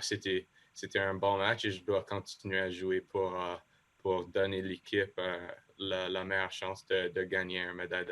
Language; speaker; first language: French; non-native, local second language; English